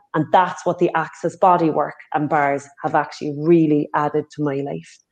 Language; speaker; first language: English; native; English